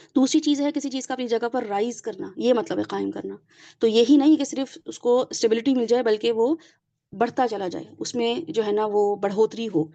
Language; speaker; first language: Urdu; native; Urdu